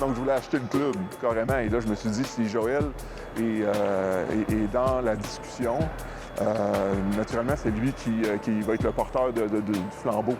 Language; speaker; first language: French; native; French